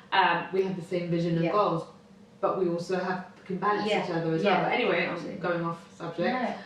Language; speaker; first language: English; native; English